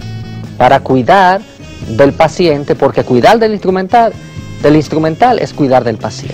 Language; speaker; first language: Spanish; native; Spanish